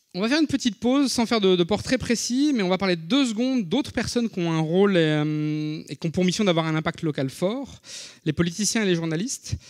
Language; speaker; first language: French; native; French